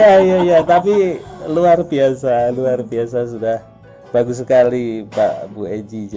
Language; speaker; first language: Indonesian; native; Indonesian